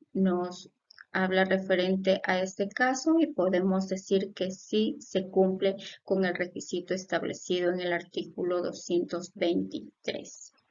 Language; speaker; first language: Spanish; native; Spanish